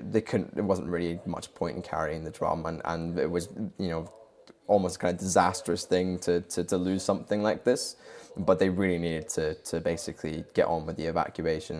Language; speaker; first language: English; native; English